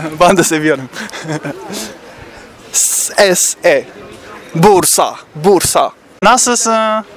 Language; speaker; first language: Turkish; non-native, learner; Japanese